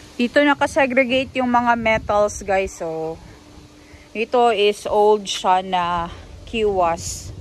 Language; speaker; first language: Filipino; non-native, local second language; Cebuano